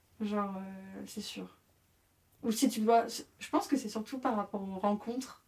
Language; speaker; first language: French; native; French